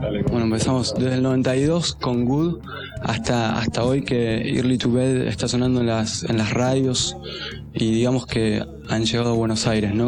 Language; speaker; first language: Spanish; native; Spanish